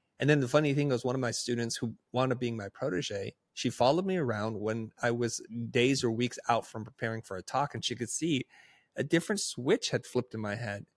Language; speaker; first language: English; early bilingual, other home language; Vietnamese